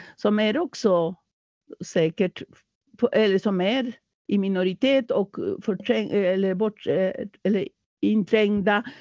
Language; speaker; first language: Swedish; non-native, fluent; Spanish